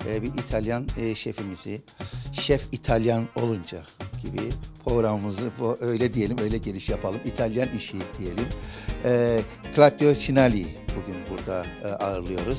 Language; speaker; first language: Turkish; native; Turkish